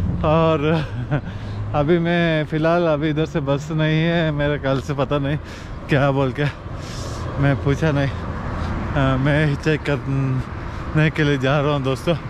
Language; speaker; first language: Hindi; non-native, local second language; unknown